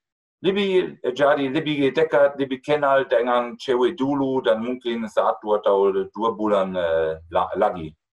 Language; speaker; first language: Indonesian; non-native, fluent; German